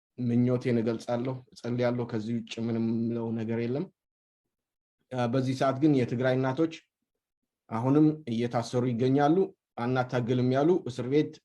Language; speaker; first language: Amharic; non-native, local second language; Tigrinya